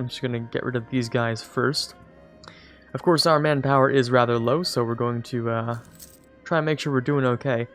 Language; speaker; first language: English; native; English